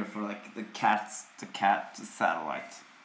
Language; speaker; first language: English; non-native, fluent; Norwegian